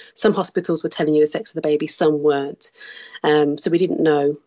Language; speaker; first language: English; native; English